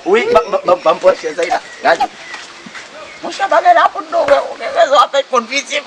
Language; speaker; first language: Haitian Creole; native; Haitian Creole